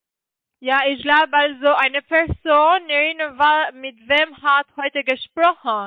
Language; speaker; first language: German; non-native, learner; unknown